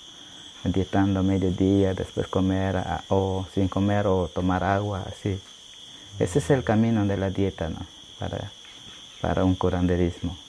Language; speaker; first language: Spanish; non-native, local second language; Shipibo-Conibo